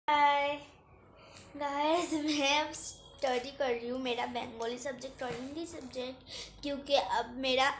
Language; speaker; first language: Hindi; non-native, local second language; Bangla